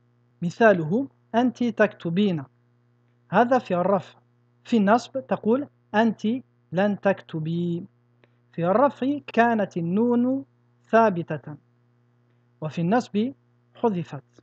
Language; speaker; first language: Arabic; non-native, fluent; French